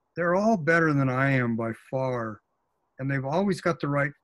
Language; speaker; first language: English; native; English